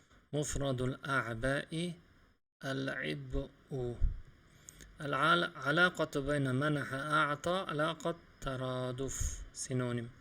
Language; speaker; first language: Arabic; non-native, fluent; Uzbek